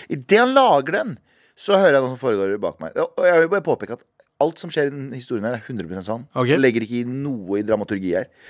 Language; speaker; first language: Norwegian; early bilingual, other home language; Kurdish